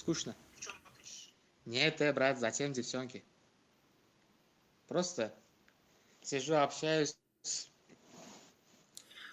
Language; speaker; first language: Russian; non-native, fluent; Uzbek